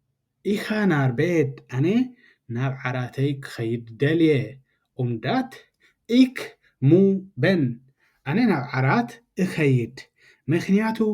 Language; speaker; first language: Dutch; non-native, learner; Tigrinya